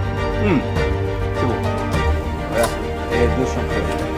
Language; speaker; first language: French; non-native, learner; Japanese